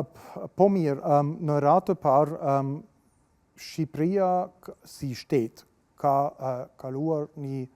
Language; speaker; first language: Albanian; non-native, fluent; German